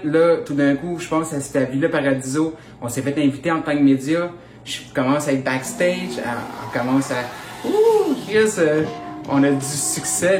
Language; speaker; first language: French; native; French